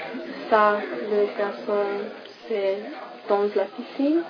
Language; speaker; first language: French; non-native, learner; English